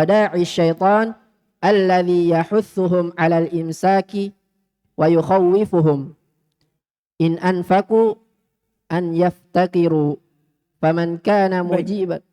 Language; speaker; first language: Arabic; non-native, learner; Indonesian